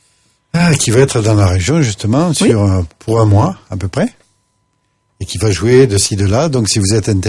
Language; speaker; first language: French; native; French